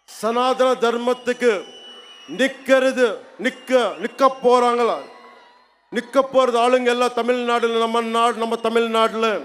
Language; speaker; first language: Tamil; non-native, learner; Telugu